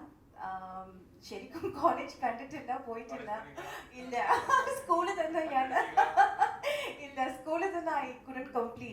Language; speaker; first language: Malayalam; non-native, local second language; Tamil